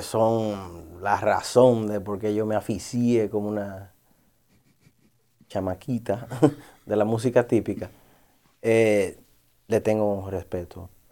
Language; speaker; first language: Spanish; early bilingual, heritage; Spanish